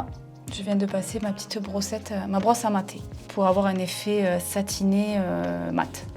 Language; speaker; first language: French; native; French